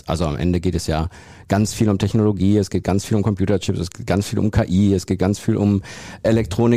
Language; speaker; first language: German; native; German